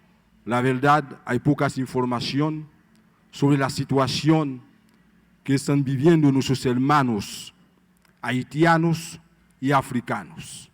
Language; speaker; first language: Spanish; non-native, fluent; Haitian Creole